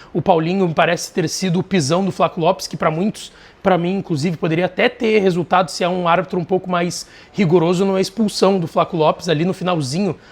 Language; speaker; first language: Portuguese; native; Portuguese